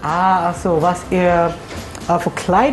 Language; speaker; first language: German; non-native, learner; Malay